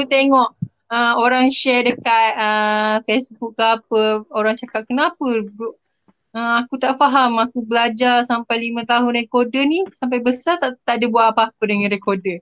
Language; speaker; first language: Malay; native; Malay